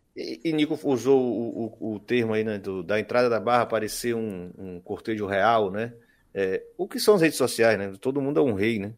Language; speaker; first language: Portuguese; native; Portuguese